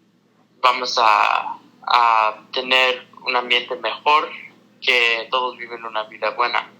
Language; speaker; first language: Spanish; early bilingual, heritage; Spanish